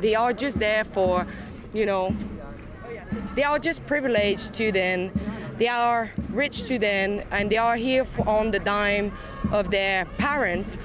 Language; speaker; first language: English; non-native, fluent; French